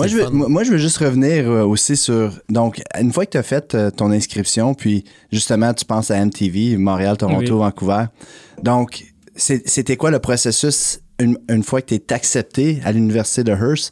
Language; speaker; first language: French; native; French